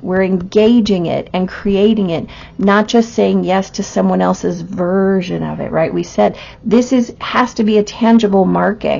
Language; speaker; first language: English; native; English